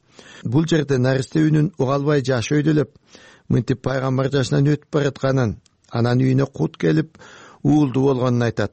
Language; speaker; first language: Kyrgyz; native; Kyrgyz